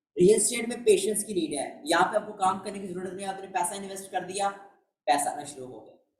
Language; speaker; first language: Urdu; non-native, local second language; Punjabi